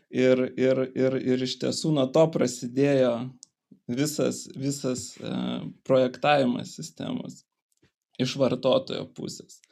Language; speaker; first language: Lithuanian; native; Lithuanian